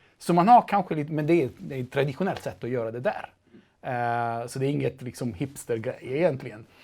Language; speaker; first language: Swedish; non-native, fluent; Italian